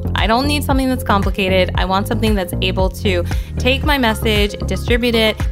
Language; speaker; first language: English; early bilingual, other home language; Norwegian